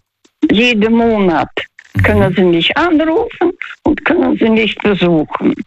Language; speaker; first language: German; non-native, fluent; Russian